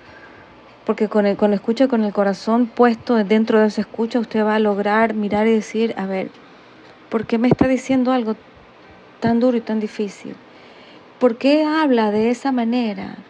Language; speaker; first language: Spanish; native; Spanish